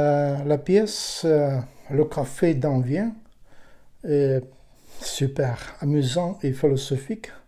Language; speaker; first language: French; non-native, learner; Ukrainian